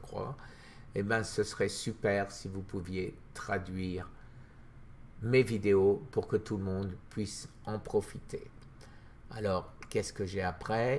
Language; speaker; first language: French; native; French